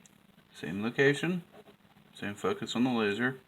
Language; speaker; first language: English; native; English